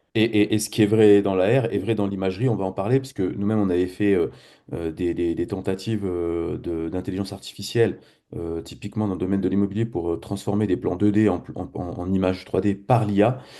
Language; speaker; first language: French; native; French